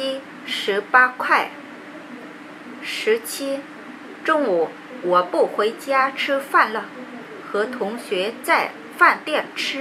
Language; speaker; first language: Chinese; non-native, learner; Vietnamese